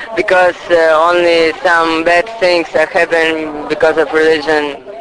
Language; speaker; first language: English; non-native, fluent; Russian